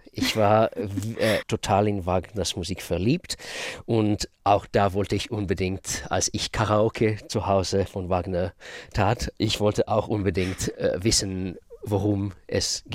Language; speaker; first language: German; non-native, fluent; Russian